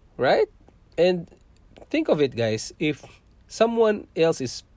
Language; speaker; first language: English; non-native, local second language; Cebuano